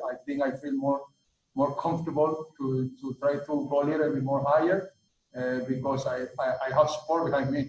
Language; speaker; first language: English; non-native, learner; Spanish